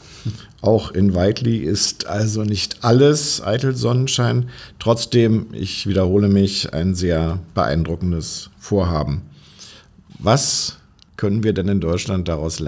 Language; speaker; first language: German; native; German